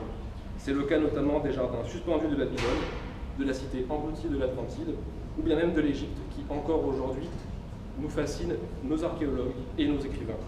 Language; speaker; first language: French; native; French